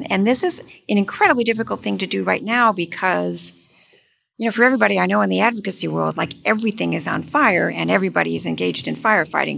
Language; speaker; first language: English; native; English